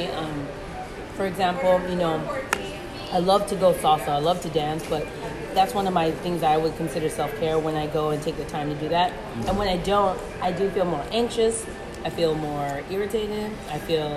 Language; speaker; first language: English; native; English